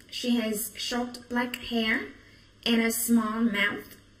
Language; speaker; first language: English; non-native, fluent; Vietnamese